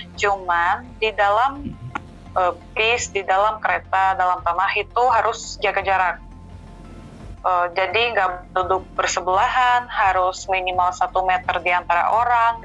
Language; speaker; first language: Indonesian; non-native, fluent; Russian